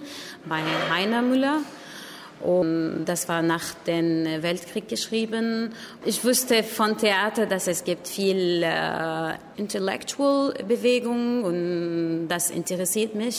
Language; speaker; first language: German; non-native, learner; Arabic